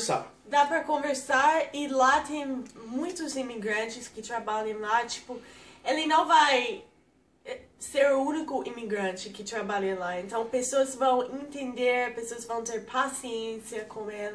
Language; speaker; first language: Portuguese; non-native, fluent; English